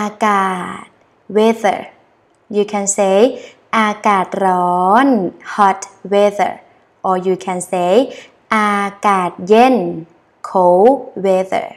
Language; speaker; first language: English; non-native, learner; Thai